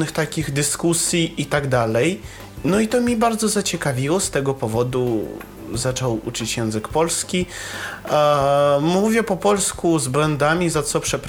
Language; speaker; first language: Polish; non-native, learner; Russian